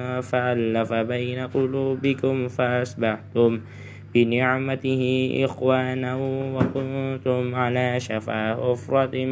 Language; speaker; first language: Arabic; non-native, learner; Indonesian